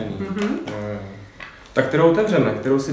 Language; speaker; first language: Czech; native; Czech